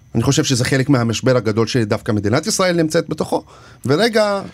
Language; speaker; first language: Hebrew; non-native, local second language; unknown